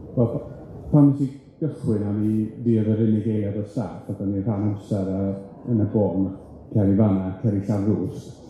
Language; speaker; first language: Welsh; native; Welsh